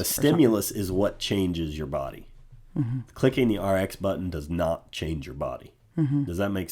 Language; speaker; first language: English; native; English